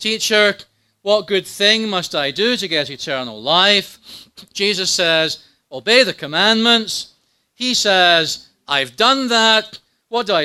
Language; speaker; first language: English; native; English